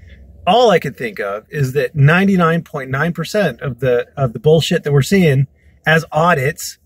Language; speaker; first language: English; native; English